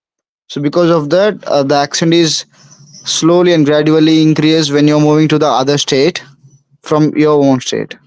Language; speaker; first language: English; non-native, local second language; Hindi